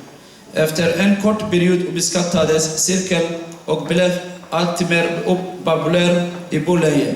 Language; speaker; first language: Swedish; non-native, fluent; Somali